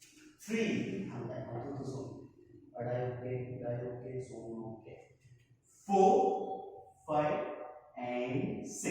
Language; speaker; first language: Vietnamese; non-native, learner; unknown